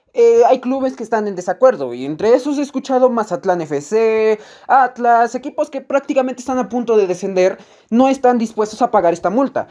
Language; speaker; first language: Spanish; native; Spanish